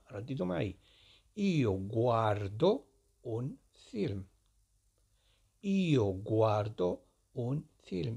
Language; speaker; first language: Italian; non-native, fluent; Arabic